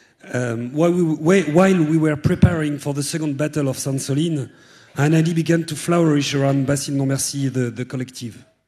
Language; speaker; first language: English; non-native, fluent; French